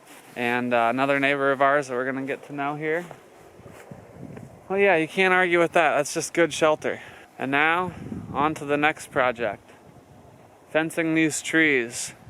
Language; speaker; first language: English; native; English